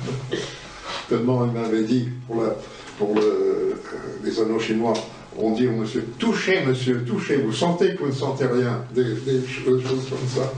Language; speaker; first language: French; native; French